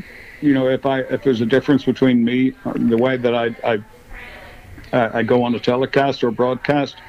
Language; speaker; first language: English; native; English